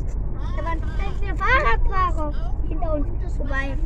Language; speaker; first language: German; native; German